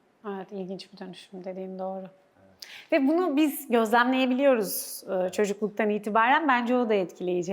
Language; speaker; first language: Turkish; native; Turkish